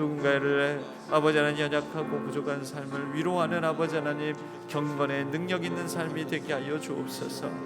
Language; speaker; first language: Korean; native; Korean